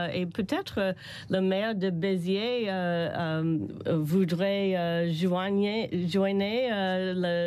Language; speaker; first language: French; non-native, learner; English